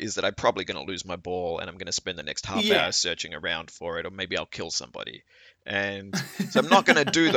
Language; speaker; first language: English; native; English